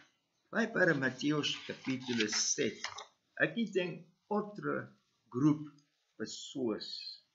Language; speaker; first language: Portuguese; non-native, learner; English